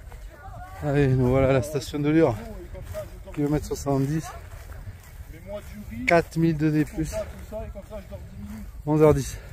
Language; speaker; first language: French; native; French